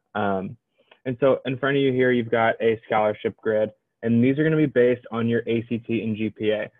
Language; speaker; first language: English; native; English